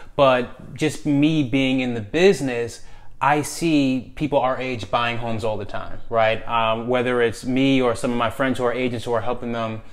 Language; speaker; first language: English; native; English